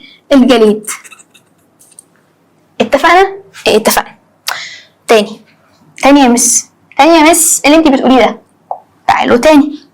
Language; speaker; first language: Arabic; native; Arabic